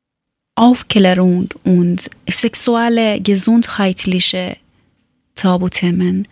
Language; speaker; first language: German; non-native, learner; Persian